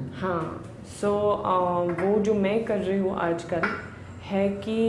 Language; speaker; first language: Hindi; non-native, learner; Swedish